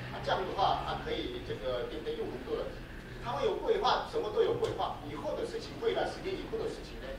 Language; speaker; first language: Chinese; non-native, fluent; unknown